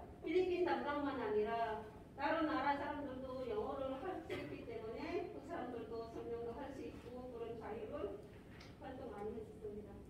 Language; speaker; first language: Korean; non-native, fluent; Filipino